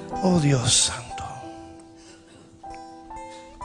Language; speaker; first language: Spanish; native; Spanish